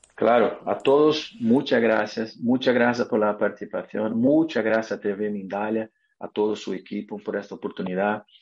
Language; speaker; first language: Spanish; non-native, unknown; Portuguese